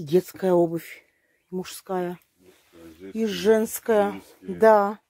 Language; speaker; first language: Russian; native; Russian